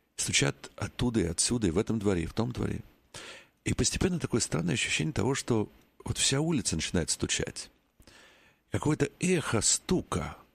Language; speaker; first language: Russian; native; Russian